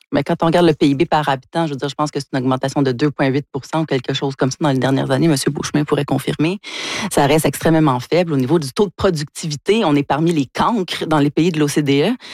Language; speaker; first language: French; native; French